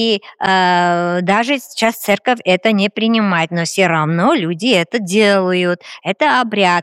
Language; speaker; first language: Russian; non-native, fluent; Armenian